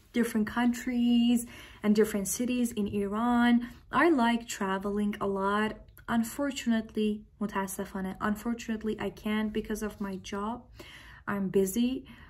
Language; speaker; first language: English; non-native, fluent; Persian